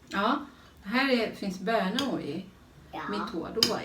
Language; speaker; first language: Swedish; non-native, learner; Thai